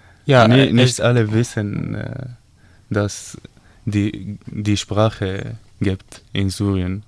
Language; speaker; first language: German; non-native, learner; Arabic